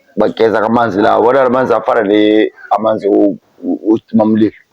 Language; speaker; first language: Zulu; non-native, local second language; Tswana